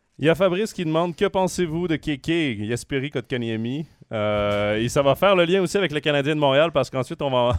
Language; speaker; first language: French; native; French